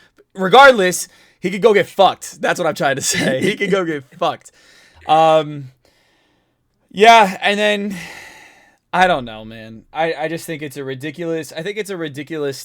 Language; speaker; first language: English; native; English